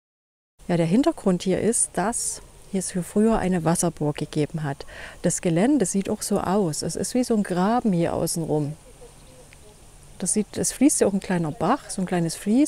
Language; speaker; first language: German; native; German